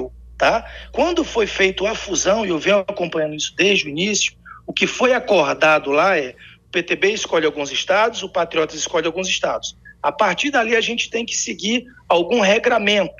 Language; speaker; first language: Portuguese; native; Portuguese